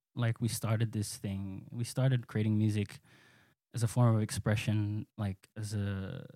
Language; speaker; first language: English; native; English